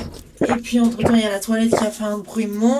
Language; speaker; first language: French; native; French